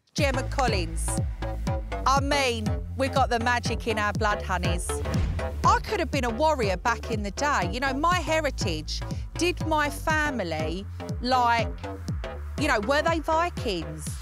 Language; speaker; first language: English; native; English